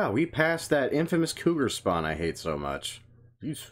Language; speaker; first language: English; native; English